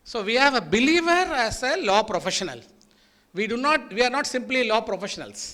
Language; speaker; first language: English; non-native, local second language; Tamil